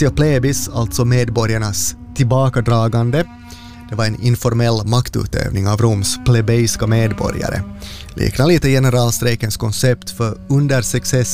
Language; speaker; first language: Swedish; native; Swedish